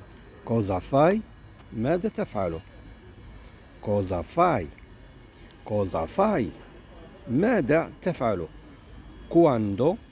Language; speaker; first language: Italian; non-native, fluent; Arabic